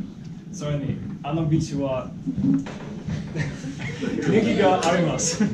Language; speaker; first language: Japanese; non-native, learner; English